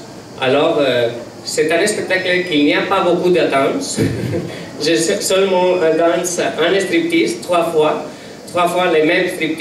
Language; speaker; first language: French; non-native, learner; Catalan